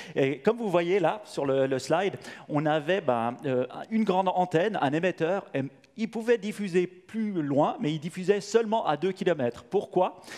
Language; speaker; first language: French; native; French